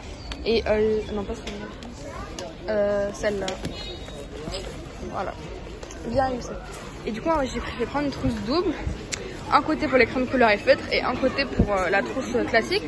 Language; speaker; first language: French; native; French